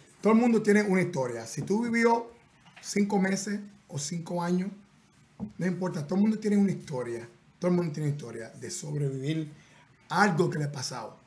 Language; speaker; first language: Spanish; early bilingual, other home language; English